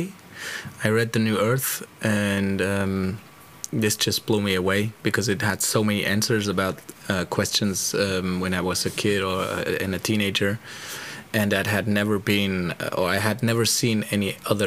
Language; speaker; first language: English; non-native, fluent; German